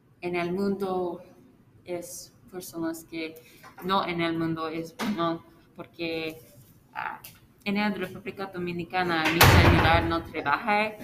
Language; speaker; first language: Spanish; non-native, learner; English